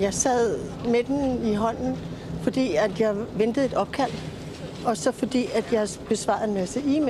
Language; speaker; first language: Danish; native; Danish